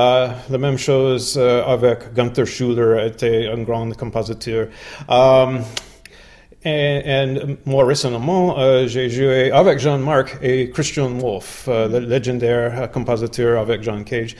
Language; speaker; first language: French; non-native, learner; English